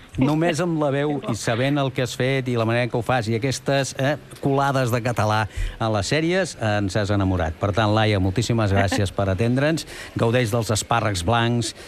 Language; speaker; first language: Catalan; native; Catalan